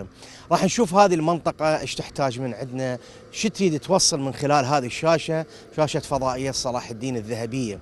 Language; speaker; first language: Arabic; native; Arabic